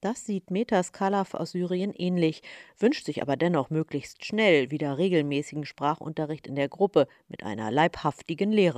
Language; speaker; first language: German; native; German